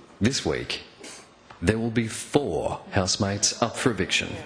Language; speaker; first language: English; native; English